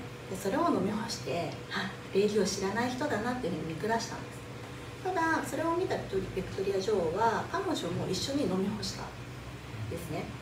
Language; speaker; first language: Japanese; native; Japanese